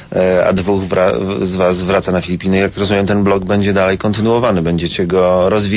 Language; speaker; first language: Polish; native; Polish